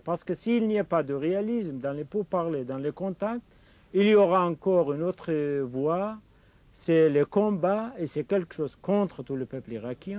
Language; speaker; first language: French; non-native, fluent; Kurdish